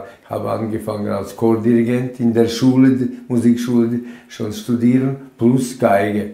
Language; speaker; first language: German; non-native, fluent; Latvian